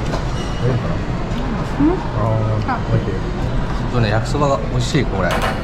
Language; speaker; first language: Japanese; native; Japanese